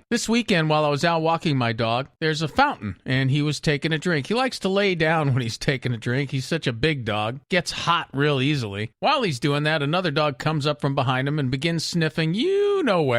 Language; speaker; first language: English; native; English